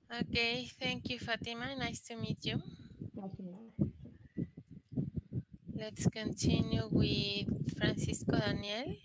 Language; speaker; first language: English; non-native, fluent; Spanish